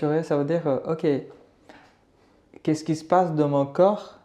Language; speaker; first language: French; non-native, learner; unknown